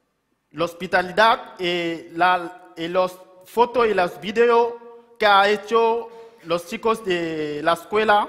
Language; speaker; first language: Spanish; non-native, local second language; French